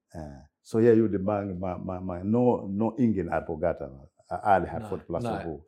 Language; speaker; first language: Norwegian; non-native, fluent; Swahili